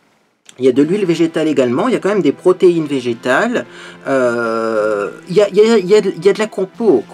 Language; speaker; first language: French; native; French